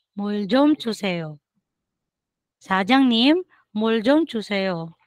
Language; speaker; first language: Korean; non-native, fluent; Filipino